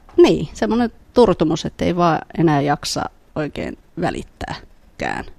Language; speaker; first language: Finnish; early bilingual, other home language; Khmer